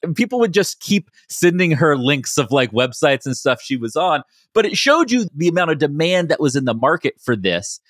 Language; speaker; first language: English; native; English